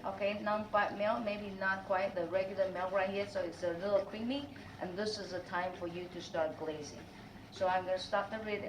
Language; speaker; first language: English; non-native, fluent; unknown